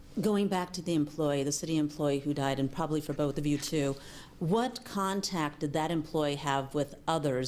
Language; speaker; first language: English; native; English